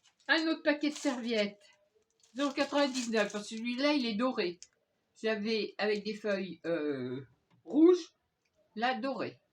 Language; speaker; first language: French; native; French